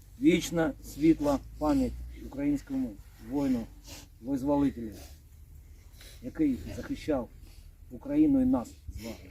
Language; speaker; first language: Ukrainian; native; Ukrainian